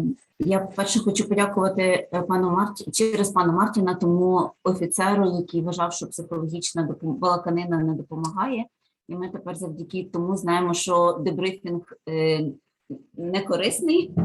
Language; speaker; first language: Ukrainian; native; Ukrainian